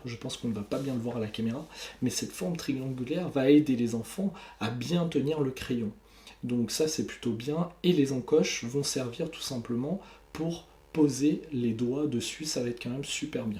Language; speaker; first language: French; native; French